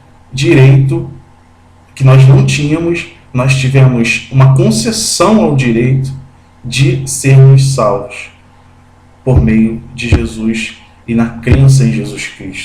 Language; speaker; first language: Portuguese; native; Portuguese